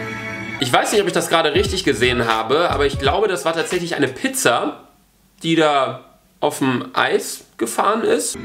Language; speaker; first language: German; native; German